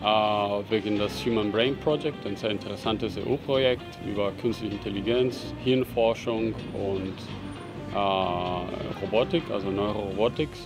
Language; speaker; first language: German; non-native, fluent; Spanish